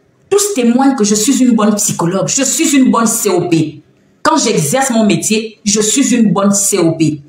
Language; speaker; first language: French; non-native, local second language; Fang